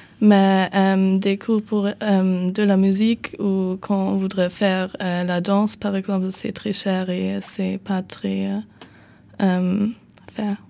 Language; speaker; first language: French; non-native, learner; German